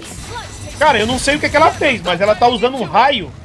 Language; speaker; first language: Portuguese; native; Portuguese